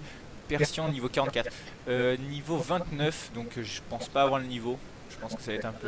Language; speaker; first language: French; native; French